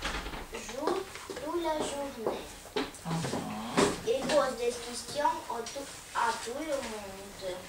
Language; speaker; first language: French; non-native, learner; Russian